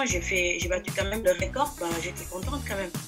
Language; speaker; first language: French; non-native, fluent; Portuguese